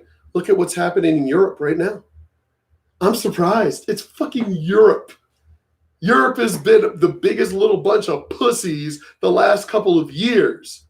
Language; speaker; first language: English; native; English